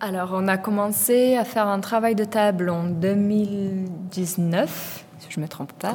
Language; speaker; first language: French; non-native, fluent; Portuguese